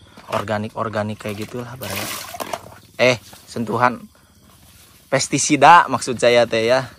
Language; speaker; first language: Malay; non-native, local second language; Sundanese